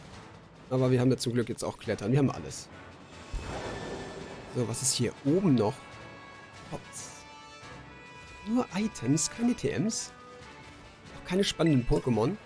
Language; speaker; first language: German; native; German